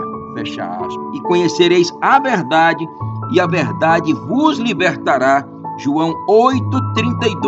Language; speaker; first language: Portuguese; native; Portuguese